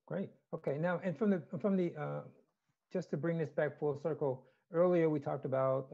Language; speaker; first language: English; native; English